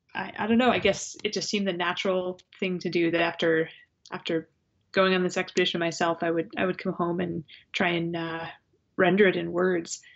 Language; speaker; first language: English; native; English